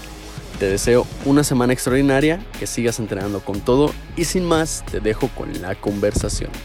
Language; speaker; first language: Spanish; native; Spanish